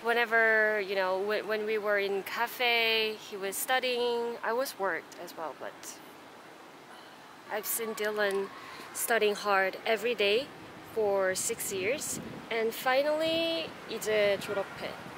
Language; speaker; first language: English; non-native, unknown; Korean